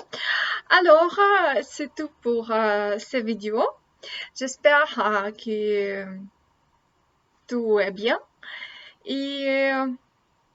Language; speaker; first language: French; non-native, learner; Russian